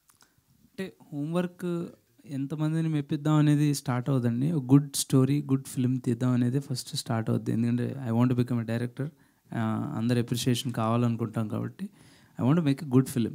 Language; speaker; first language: Telugu; native; Telugu